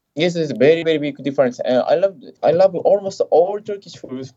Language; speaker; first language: English; non-native, fluent; Japanese